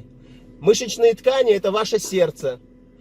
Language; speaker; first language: Russian; native; Russian